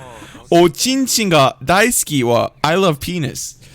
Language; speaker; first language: Japanese; non-native, learner; English